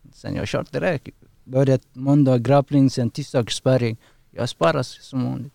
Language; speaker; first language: Swedish; non-native, learner; Persian